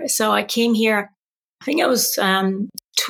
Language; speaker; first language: English; non-native, fluent; Polish